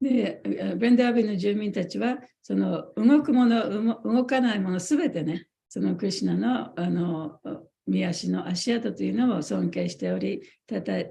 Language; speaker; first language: Japanese; native; Japanese